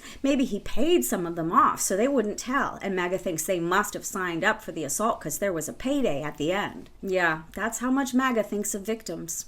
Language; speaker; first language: English; native; English